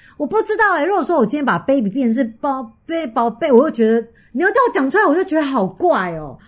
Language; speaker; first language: Chinese; native; Chinese